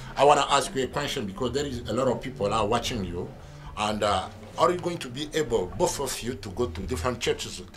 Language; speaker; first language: English; non-native, learner; French